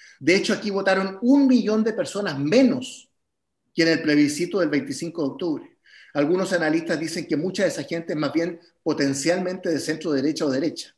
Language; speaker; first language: Spanish; native; Spanish